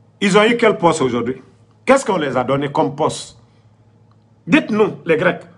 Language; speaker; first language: French; non-native, local second language; Mandingo